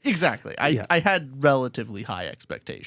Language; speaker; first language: English; native; English